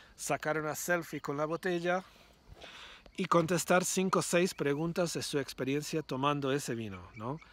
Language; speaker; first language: Spanish; non-native, fluent; English